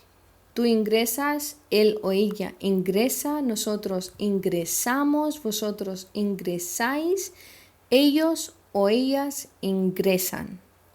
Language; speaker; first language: Spanish; non-native, fluent; Hindi